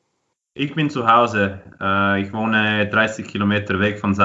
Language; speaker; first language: German; non-native, fluent; Croatian